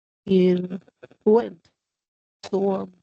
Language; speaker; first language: English; non-native, learner; Spanish